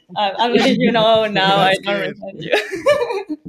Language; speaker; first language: English; non-native, fluent; Spanish